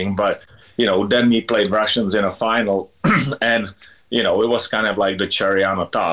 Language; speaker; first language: English; non-native, fluent; Czech